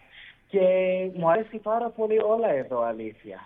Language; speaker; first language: Greek; early bilingual, heritage; Greek